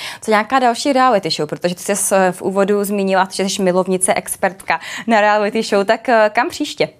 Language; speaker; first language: Czech; native; Czech